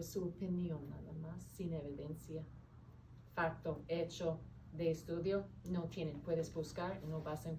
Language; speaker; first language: Spanish; non-native, fluent; English